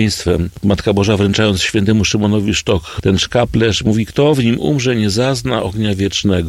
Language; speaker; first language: Polish; native; Polish